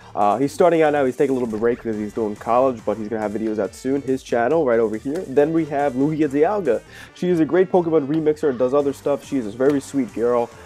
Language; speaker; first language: English; native; English